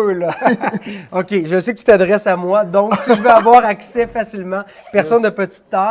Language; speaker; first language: French; native; French